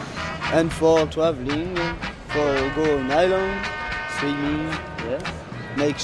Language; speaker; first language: English; non-native, learner; French